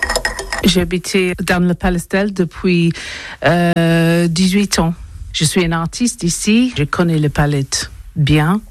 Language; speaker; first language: French; non-native, learner; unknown